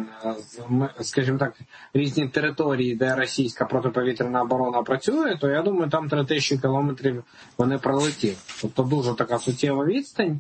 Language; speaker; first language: Ukrainian; native; Ukrainian